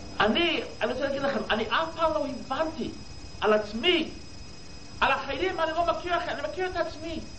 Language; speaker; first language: Hebrew; non-native, fluent; English